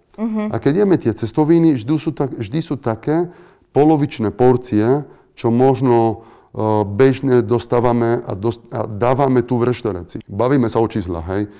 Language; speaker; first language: Slovak; non-native, fluent; Italian